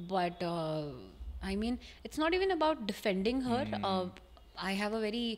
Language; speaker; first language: Hindi; native; Hindi